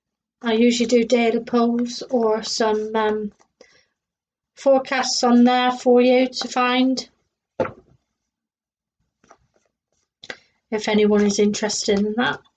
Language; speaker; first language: English; native; English